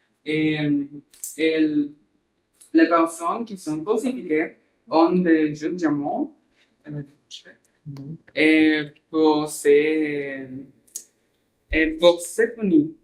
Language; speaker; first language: French; non-native, learner; Spanish